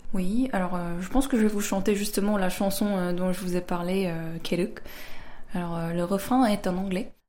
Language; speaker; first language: French; early bilingual, other home language; Korean